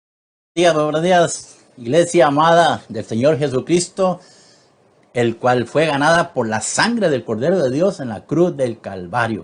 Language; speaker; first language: Spanish; native; Spanish